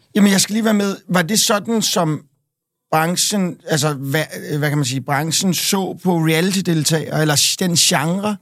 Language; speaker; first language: Danish; native; Danish